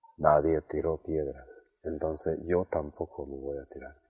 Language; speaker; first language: Spanish; non-native, fluent; Swedish